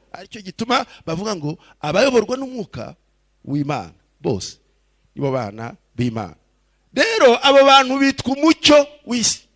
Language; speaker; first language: Kinyarwanda; early bilingual, heritage; Kinyarwanda